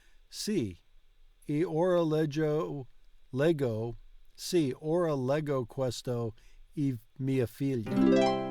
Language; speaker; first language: Italian; non-native, learner; English